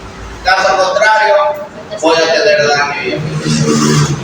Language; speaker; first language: Spanish; native; Spanish